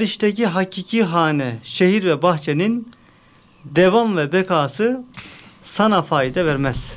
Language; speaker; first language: Turkish; native; Turkish